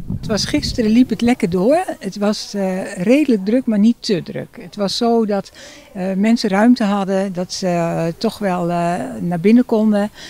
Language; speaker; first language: Dutch; native; Dutch